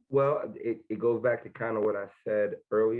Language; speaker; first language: English; native; English